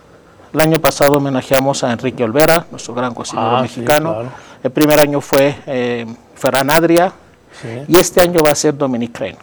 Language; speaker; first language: Spanish; non-native, fluent; Greek